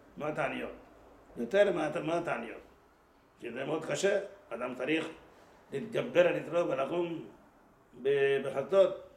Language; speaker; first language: Hebrew; native; Hebrew